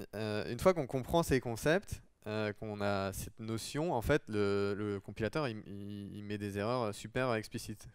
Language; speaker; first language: French; native; French